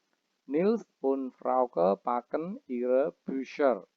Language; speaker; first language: German; non-native, fluent; Indonesian